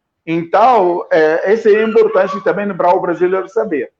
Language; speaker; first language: Portuguese; non-native, fluent; Arabic